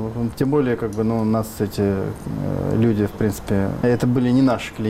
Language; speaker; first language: Russian; native; Russian